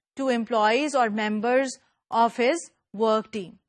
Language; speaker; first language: English; non-native, local second language; Urdu